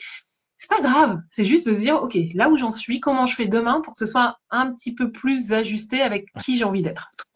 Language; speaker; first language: French; native; French